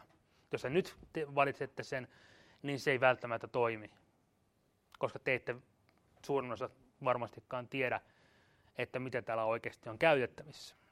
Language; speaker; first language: Finnish; native; Finnish